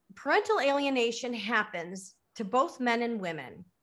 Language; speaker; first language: English; native; English